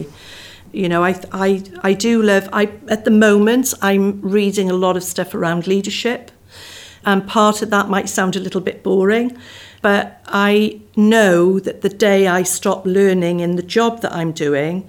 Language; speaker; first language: English; native; English